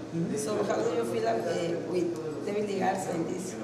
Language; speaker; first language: English; non-native, learner; Spanish